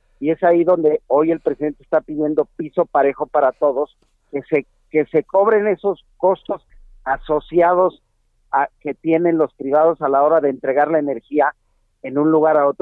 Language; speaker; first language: Spanish; native; Spanish